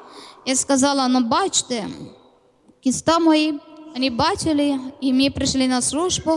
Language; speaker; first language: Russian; non-native, learner; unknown